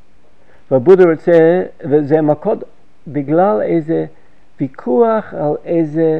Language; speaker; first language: Hebrew; non-native, fluent; English